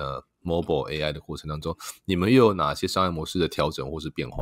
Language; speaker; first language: Chinese; native; Chinese